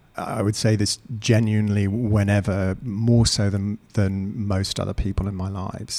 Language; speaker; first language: English; native; English